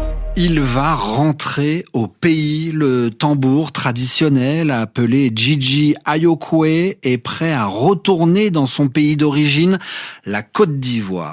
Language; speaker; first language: French; native; French